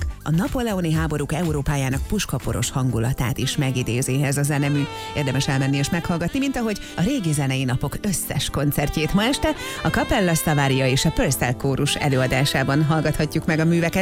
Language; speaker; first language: Hungarian; native; Hungarian